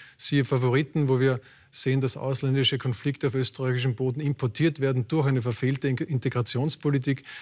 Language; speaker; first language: German; native; German